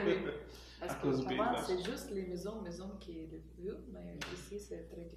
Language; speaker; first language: French; non-native, learner; Russian